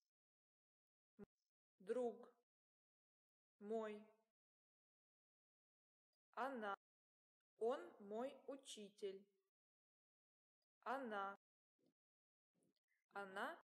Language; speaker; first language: Russian; non-native, learner; English